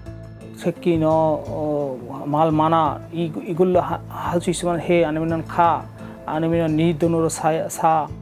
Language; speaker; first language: Korean; non-native, learner; Bangla